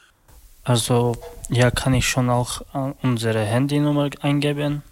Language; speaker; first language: German; non-native, learner; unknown